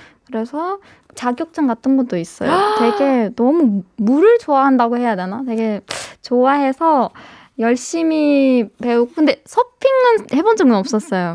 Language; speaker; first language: Korean; non-native, fluent; Persian